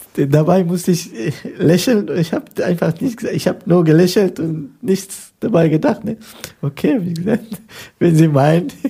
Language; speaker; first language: German; non-native, fluent; Persian